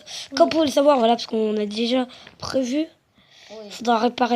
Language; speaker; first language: French; native; French